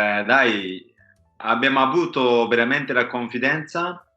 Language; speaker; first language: Italian; non-native, learner; Japanese